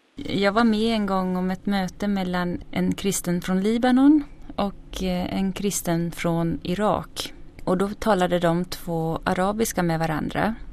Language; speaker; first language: Swedish; native; Swedish